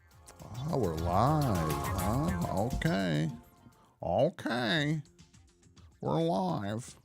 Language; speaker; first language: English; native; English